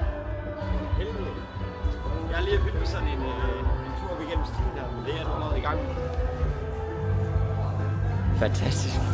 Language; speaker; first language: Danish; native; Danish